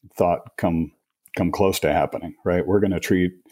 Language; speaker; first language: English; native; English